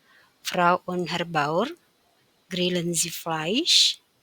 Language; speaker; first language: German; non-native, fluent; Indonesian